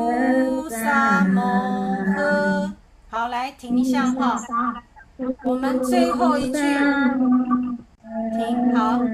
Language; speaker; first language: Chinese; native; Chinese